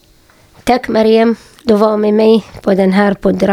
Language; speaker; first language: Swedish; non-native, learner; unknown